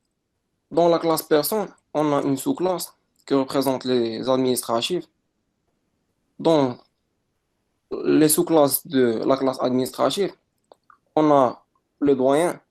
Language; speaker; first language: French; non-native, local second language; Arabic